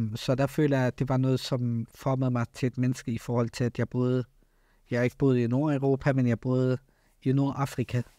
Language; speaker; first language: Danish; early bilingual, other home language; Arabic